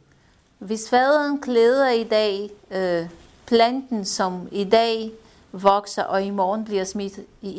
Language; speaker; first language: Danish; non-native, fluent; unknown